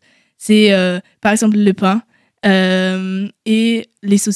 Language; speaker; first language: French; non-native, learner; German